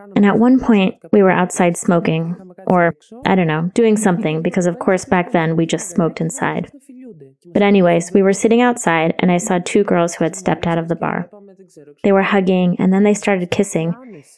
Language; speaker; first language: English; non-native, fluent; Greek